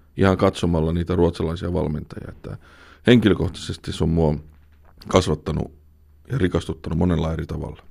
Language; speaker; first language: Finnish; native; Finnish